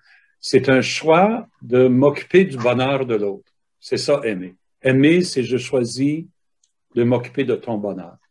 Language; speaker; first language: French; native; French